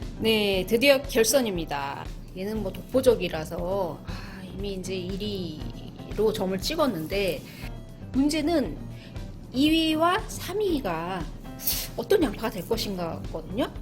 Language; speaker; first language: Korean; native; Korean